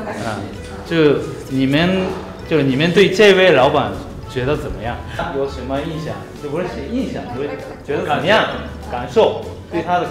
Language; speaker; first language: Chinese; non-native, fluent; Japanese